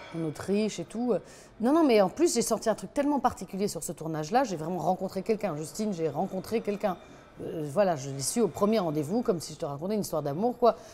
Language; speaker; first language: French; native; French